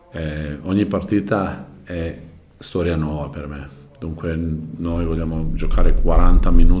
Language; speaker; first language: Italian; non-native, learner; Croatian